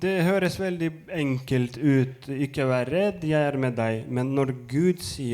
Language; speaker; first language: Norwegian; non-native, fluent; Lithuanian